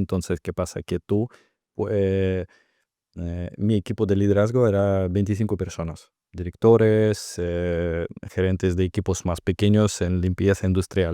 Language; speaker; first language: Spanish; non-native, fluent; Russian